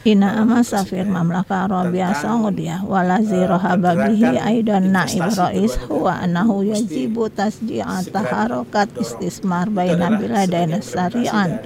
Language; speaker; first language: Arabic; non-native, fluent; Indonesian